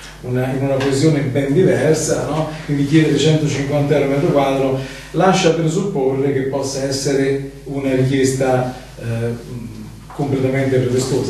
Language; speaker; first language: Italian; native; Italian